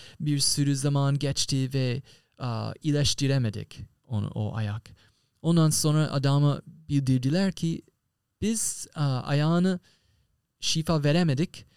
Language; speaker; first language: Turkish; non-native, fluent; English